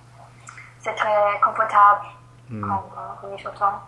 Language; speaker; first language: French; non-native, learner; English